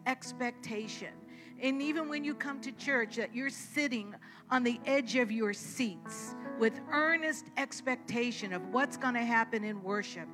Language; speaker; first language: English; native; English